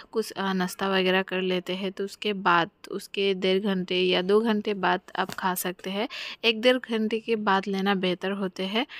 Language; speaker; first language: Hindi; non-native, local second language; Bangla